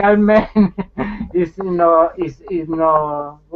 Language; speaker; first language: English; non-native, learner; Spanish